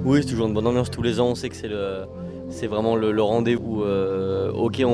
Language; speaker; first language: French; native; French